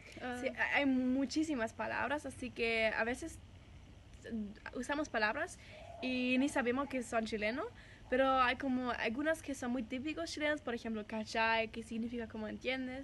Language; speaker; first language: Spanish; non-native, fluent; German